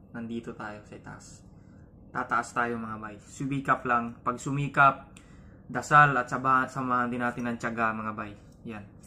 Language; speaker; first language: Filipino; non-native, local second language; Cebuano